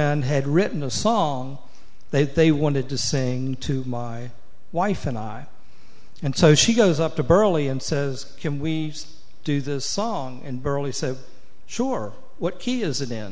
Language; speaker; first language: English; native; English